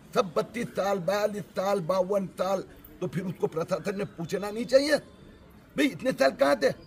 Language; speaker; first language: Hindi; non-native, local second language; Marathi